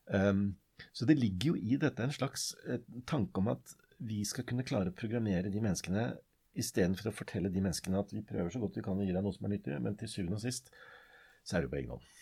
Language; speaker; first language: Norwegian; native; Norwegian